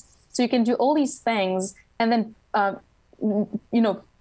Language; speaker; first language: English; non-native, fluent; French